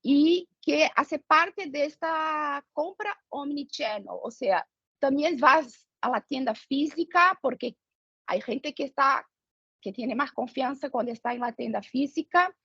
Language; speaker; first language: Spanish; non-native, fluent; Portuguese